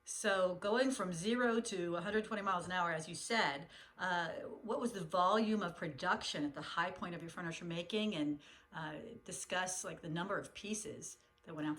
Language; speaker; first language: English; native; English